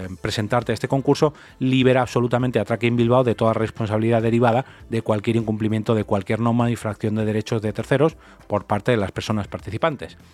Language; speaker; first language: Spanish; native; Spanish